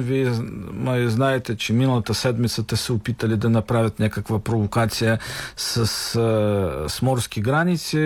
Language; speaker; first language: Bulgarian; non-native, fluent; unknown